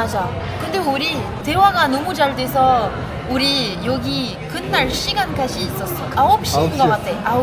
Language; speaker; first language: Korean; non-native, fluent; French